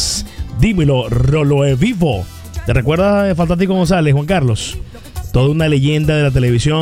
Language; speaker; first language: Spanish; native; Spanish